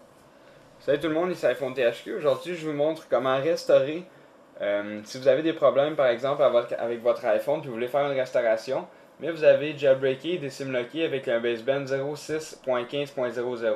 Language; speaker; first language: French; native; French